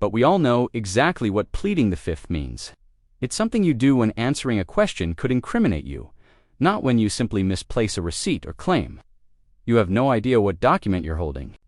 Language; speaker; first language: English; native; English